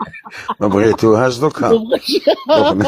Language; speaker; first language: Arabic; native; Arabic